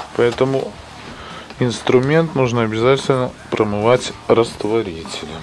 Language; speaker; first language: Russian; native; Russian